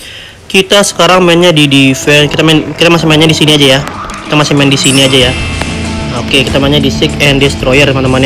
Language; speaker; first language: Indonesian; native; Indonesian